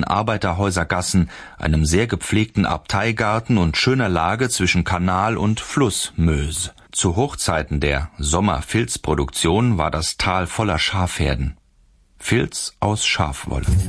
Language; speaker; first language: German; native; German